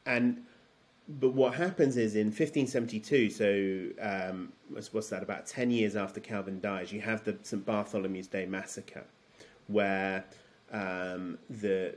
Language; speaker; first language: English; native; English